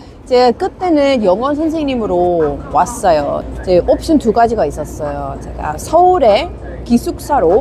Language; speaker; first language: Korean; non-native, fluent; English